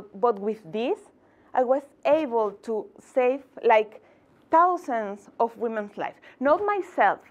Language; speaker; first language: English; non-native, fluent; Spanish